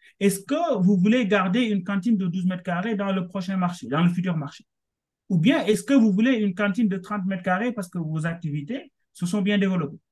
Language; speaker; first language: French; non-native, local second language; Wolof